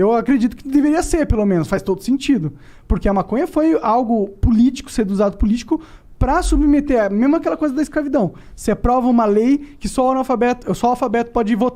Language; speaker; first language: Portuguese; native; Portuguese